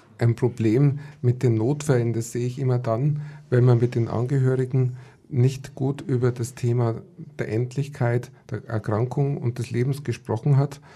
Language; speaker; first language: German; native; German